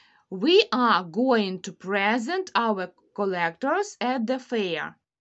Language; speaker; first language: English; non-native, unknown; Ukrainian